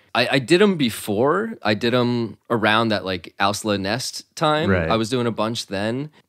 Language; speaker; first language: English; native; English